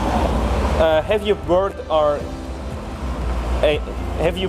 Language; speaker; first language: English; non-native, learner; Indonesian